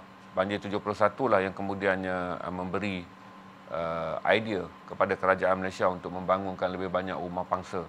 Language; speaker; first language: Malay; native; Malay